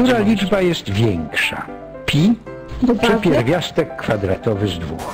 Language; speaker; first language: Polish; native; Polish